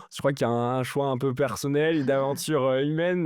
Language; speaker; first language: French; native; French